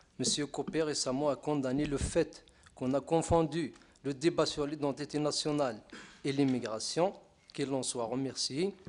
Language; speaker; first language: French; non-native, local second language; Arabic